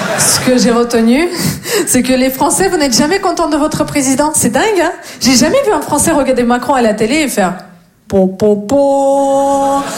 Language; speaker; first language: French; non-native, fluent; Russian